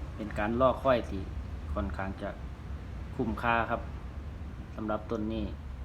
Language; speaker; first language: Thai; non-native, local second language; Northeastern Thai